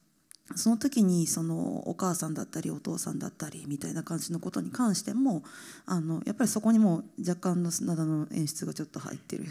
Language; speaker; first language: Japanese; native; Japanese